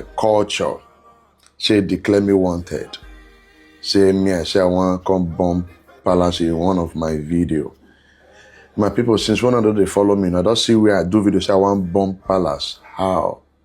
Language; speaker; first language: Nigerian Pidgin; non-native, local second language; Bini